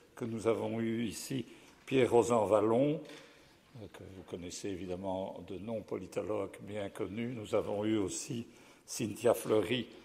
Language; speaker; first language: French; native; French